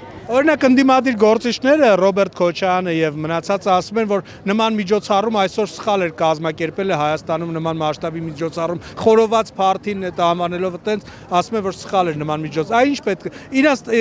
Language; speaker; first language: Armenian; native; Armenian